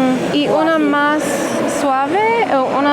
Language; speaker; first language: Spanish; non-native, learner; English